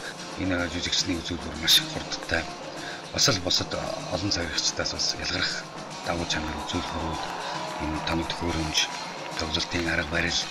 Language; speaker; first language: Mongolian; native; Mongolian